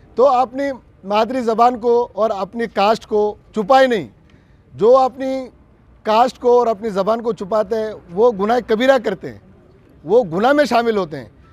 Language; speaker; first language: Urdu; non-native, local second language; Bangla